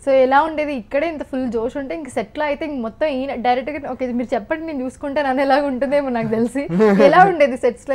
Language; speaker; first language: Telugu; native; Telugu